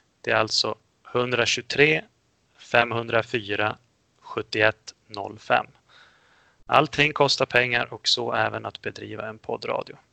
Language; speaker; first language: Swedish; early bilingual, other home language; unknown